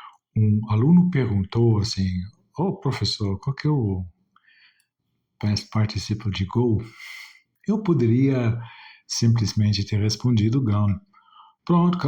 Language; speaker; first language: Portuguese; non-native, fluent; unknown